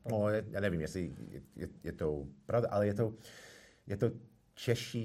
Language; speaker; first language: Czech; non-native, fluent; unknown